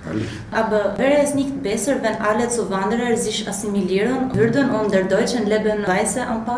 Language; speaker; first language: German; non-native, fluent; Albanian